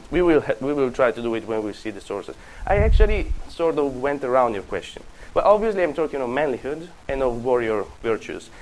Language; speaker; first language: English; non-native, fluent; Italian